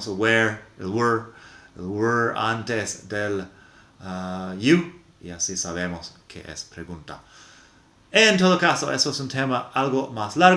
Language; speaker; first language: Spanish; non-native, fluent; English